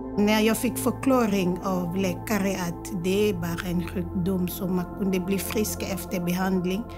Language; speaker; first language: Swedish; non-native, fluent; Lingala